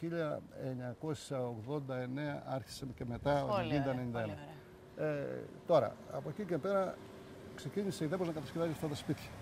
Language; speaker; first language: Greek; native; Greek